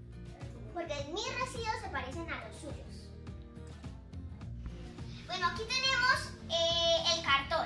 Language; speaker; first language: Spanish; native; Spanish